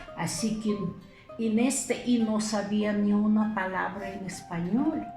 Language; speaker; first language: Spanish; non-native, fluent; Lithuanian